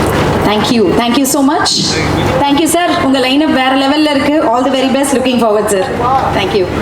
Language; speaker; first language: Tamil; native; Tamil